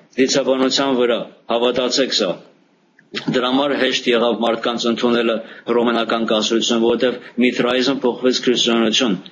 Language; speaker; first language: Armenian; early bilingual, heritage; Armenian